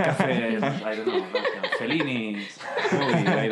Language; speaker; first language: English; non-native, learner; Spanish